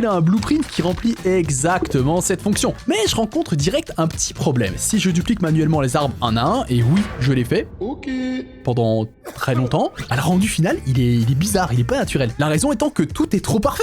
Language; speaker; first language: French; native; French